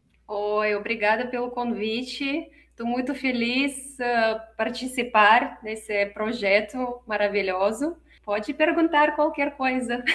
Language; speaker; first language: Portuguese; non-native, fluent; Russian